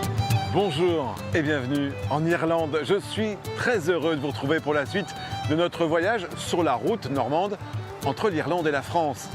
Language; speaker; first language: French; native; French